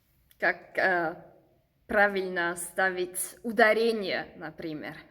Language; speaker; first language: Russian; non-native, learner; German